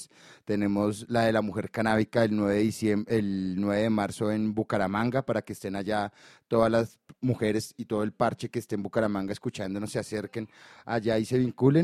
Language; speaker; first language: Spanish; native; Spanish